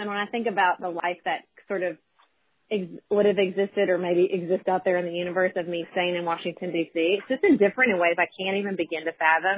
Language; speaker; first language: English; native; English